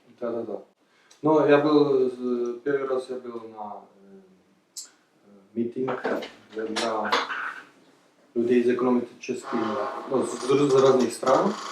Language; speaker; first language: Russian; non-native, learner; Czech